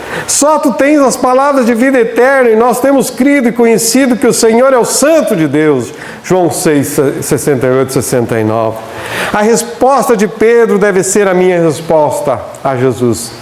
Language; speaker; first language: Portuguese; native; Portuguese